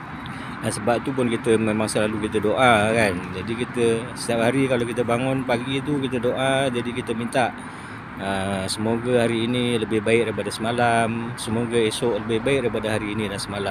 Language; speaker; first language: Malay; native; Malay